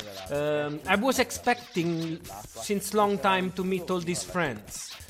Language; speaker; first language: English; non-native, fluent; Italian